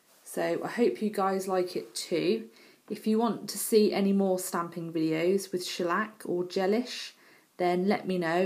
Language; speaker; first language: English; native; English